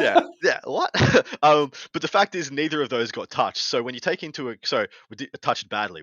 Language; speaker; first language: English; native; English